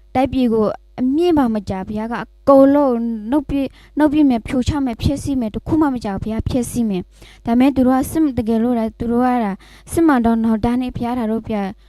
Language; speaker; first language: Burmese; non-native, local second language; S'gaw Karen